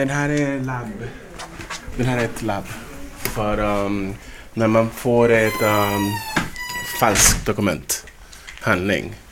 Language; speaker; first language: Swedish; non-native, fluent; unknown